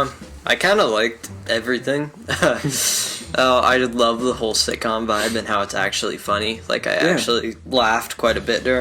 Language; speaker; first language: English; native; English